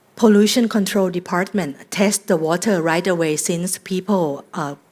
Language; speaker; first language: English; non-native, fluent; Thai